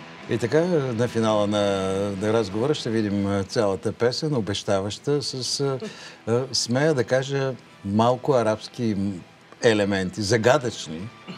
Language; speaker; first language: Bulgarian; native; Bulgarian